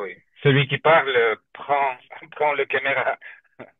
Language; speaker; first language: French; non-native, fluent; Russian